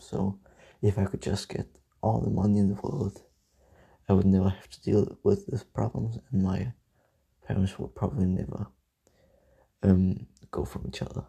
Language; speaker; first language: English; non-native, fluent; Danish